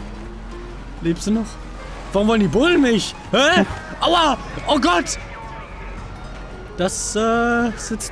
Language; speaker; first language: German; native; German